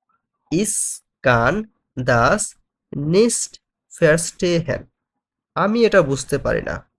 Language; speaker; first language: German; non-native, fluent; Bangla